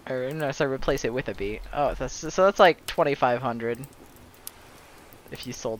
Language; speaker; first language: English; native; English